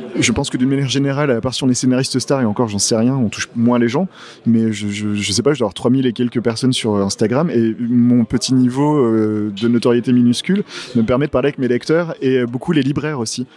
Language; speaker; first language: French; native; French